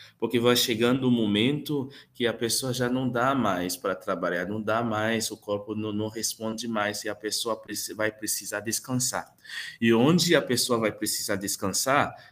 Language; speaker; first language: Portuguese; non-native, fluent; Haitian Creole